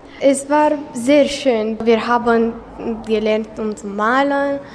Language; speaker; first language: German; non-native, local second language; Romanian